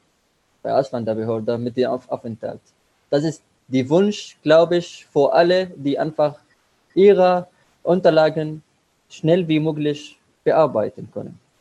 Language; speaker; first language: German; non-native, learner; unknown